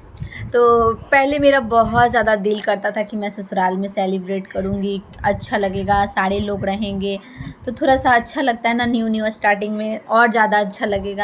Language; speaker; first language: Hindi; non-native, local second language; Bhojpuri